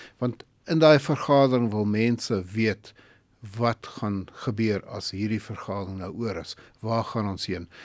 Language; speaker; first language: Afrikaans; non-native, local second language; English